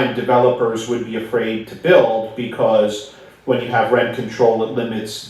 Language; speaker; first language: English; native; English